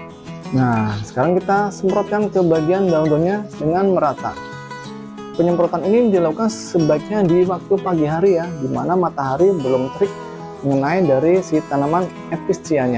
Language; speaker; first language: Indonesian; native; Indonesian